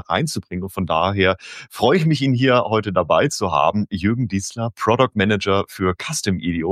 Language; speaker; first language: German; native; German